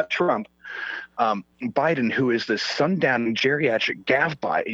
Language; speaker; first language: English; non-native, fluent; Swedish